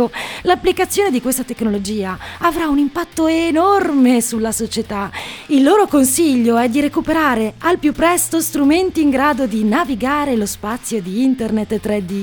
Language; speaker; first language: Italian; native; Italian